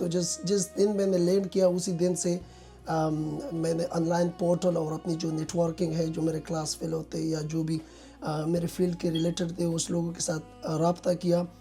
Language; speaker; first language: Urdu; non-native, local second language; Pashto